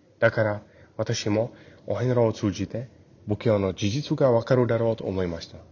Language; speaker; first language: Japanese; non-native, learner; English